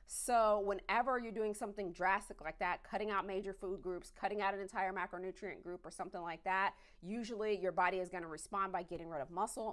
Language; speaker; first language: English; native; English